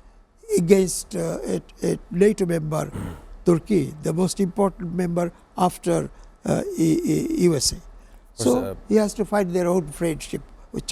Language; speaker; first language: English; non-native, local second language; Bangla